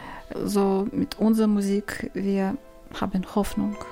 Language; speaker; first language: German; non-native, learner; Ukrainian